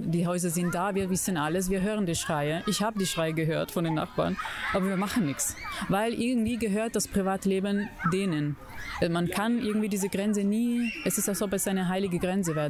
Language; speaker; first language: German; non-native, fluent; Italian